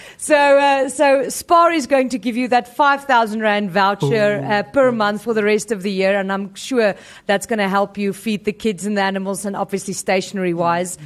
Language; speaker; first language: English; non-native, local second language; Afrikaans